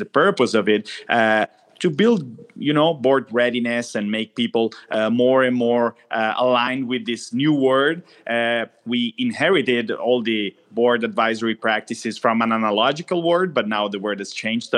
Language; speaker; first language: English; non-native, fluent; Italian